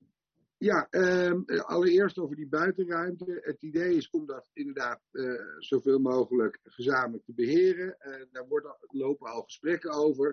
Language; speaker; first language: Dutch; native; Dutch